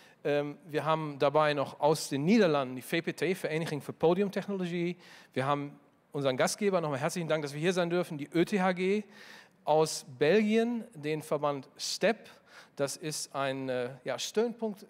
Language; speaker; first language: German; native; German